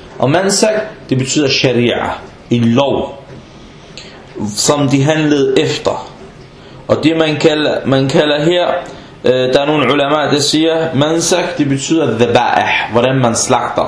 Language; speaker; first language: Danish; non-native, fluent; Arabic